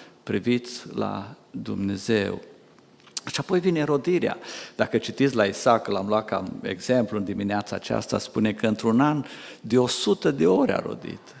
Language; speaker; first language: Romanian; native; Romanian